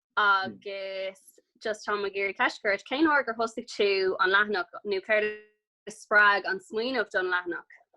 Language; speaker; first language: Irish; non-native, local second language; English